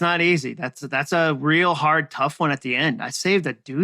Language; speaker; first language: English; native; English